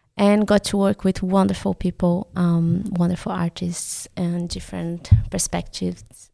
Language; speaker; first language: English; non-native, fluent; Portuguese